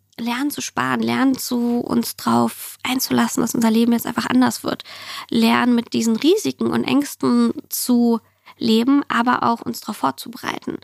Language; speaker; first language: German; early bilingual, other home language; Russian